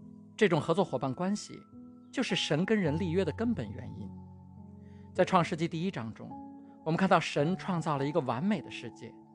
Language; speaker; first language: Chinese; native; Chinese